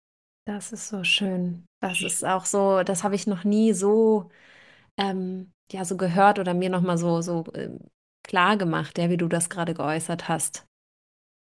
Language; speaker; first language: German; native; German